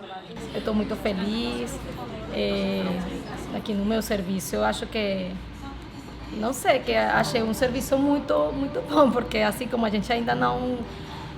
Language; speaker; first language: Portuguese; non-native, learner; Spanish